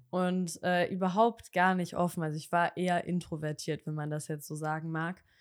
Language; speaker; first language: German; early bilingual, other home language; Bosnian